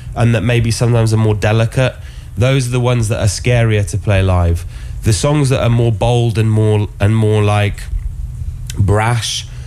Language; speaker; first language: English; native; English